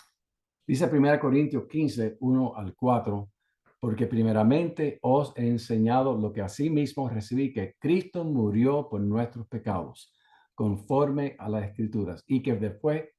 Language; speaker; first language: Spanish; native; Spanish